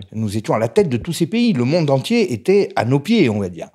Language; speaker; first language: French; native; French